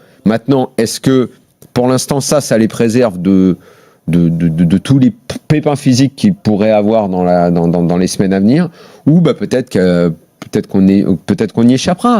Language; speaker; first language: French; native; French